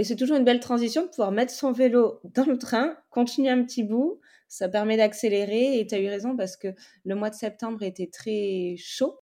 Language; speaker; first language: French; native; French